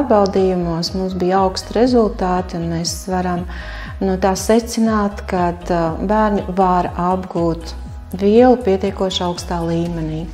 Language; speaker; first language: Latvian; native; Latvian